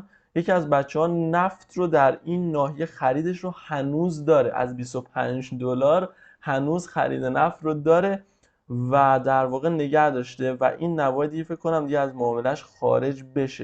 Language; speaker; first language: Persian; native; Persian